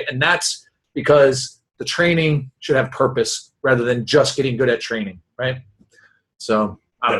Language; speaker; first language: English; native; English